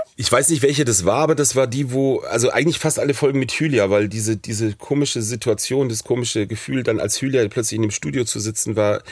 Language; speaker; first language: German; non-native, fluent; English